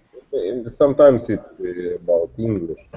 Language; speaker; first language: English; non-native, learner; Russian